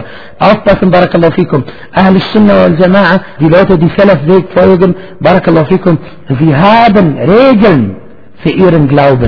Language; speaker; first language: German; non-native, fluent; Arabic